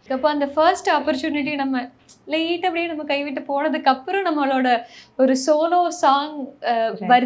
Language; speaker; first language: Tamil; native; Tamil